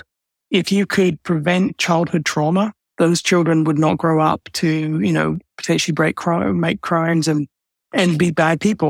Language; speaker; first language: English; native; English